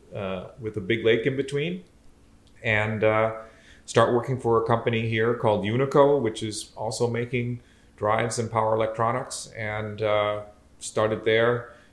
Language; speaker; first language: English; native; English